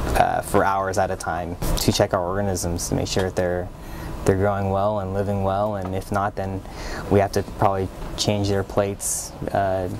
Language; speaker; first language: English; native; English